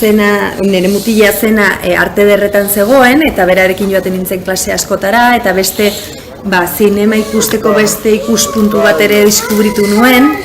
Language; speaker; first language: Basque; non-native, local second language; Spanish